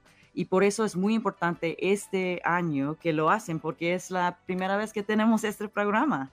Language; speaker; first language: Spanish; early bilingual, heritage; English